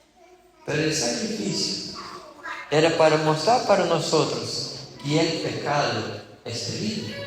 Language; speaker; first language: Spanish; non-native, fluent; Portuguese